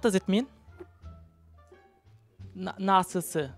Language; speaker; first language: English; non-native, learner; Turkish